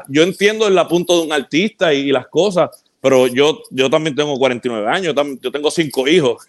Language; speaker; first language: Spanish; native; Spanish